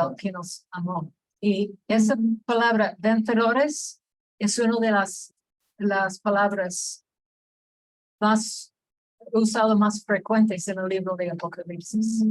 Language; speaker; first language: Spanish; non-native, fluent; English